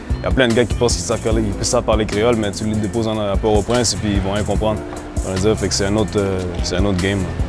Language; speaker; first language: French; native; French